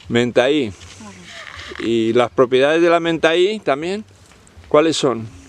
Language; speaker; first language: Spanish; native; Spanish